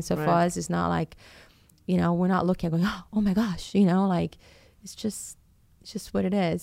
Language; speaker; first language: English; non-native, fluent; Portuguese